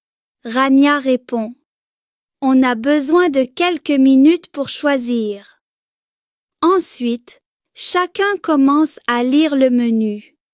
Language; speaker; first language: French; non-native, local second language; Arabic